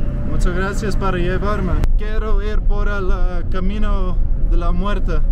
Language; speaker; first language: Spanish; non-native, learner; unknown